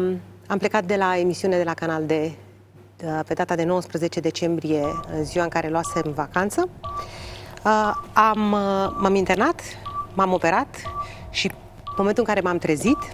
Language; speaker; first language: Romanian; native; Romanian